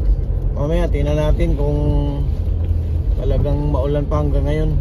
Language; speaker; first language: Filipino; native; Filipino